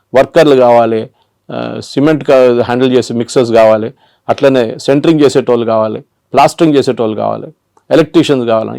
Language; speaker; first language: Telugu; non-native, local second language; Malayalam